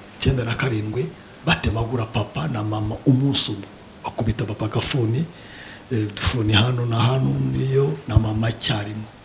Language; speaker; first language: Kinyarwanda; native; Kinyarwanda